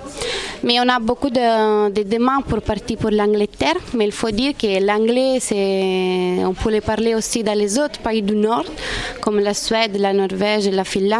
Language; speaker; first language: French; non-native, fluent; Italian